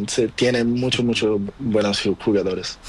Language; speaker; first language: Spanish; non-native, learner; Portuguese